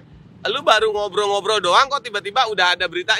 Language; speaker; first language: Indonesian; native; Indonesian